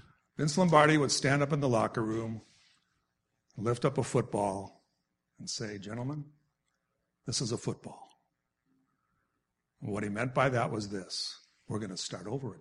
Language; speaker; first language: English; native; English